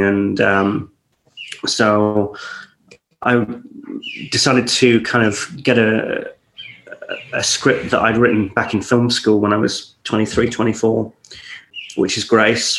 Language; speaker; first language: English; native; English